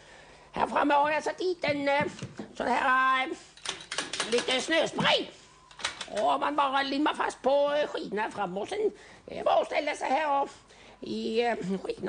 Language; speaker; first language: Swedish; native; Swedish